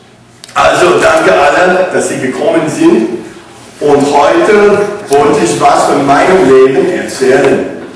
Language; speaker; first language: German; non-native, learner; English